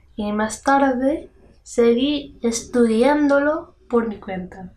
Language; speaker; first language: Spanish; non-native, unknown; English